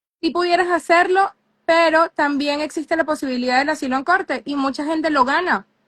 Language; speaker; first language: Spanish; native; Spanish